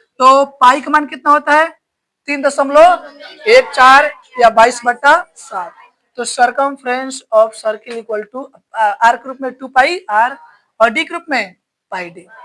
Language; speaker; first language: Hindi; native; Hindi